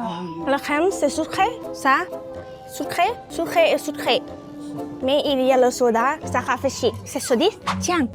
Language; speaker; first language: French; non-native, learner; Thai